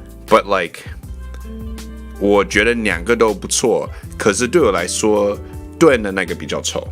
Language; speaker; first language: Chinese; non-native, learner; English